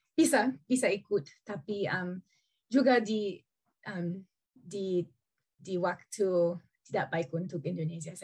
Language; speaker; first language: Indonesian; non-native, learner; English